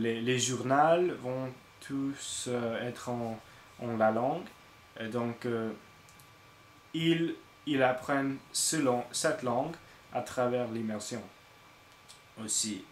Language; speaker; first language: French; non-native, learner; English